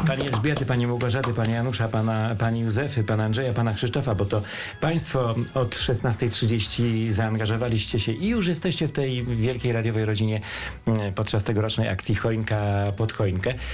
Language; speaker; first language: Polish; native; Polish